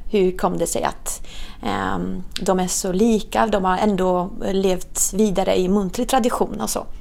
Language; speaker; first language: Swedish; non-native, fluent; Italian